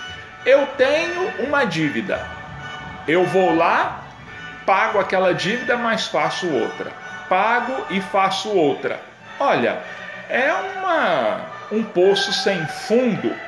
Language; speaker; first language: Portuguese; native; Portuguese